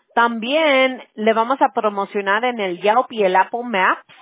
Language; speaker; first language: Spanish; early bilingual, other home language; English